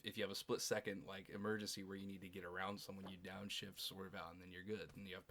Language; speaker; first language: English; native; English